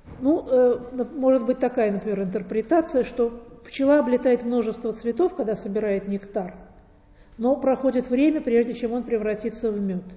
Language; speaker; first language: Russian; native; Russian